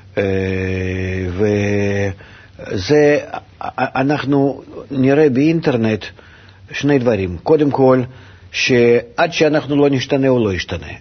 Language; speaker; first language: Hebrew; non-native, fluent; Russian